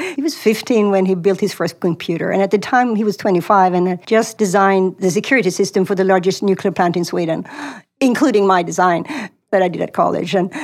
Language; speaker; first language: English; non-native, fluent; Swedish